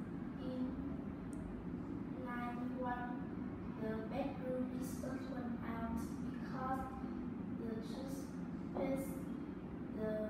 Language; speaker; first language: English; non-native, learner; Vietnamese